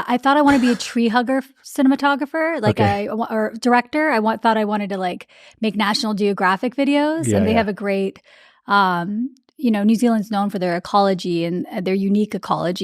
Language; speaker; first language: English; early bilingual, other home language; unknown